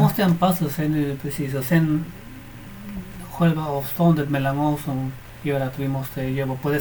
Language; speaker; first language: Swedish; non-native, fluent; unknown